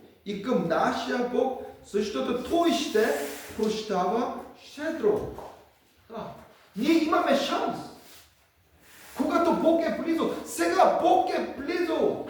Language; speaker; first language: Bulgarian; non-native, learner; Korean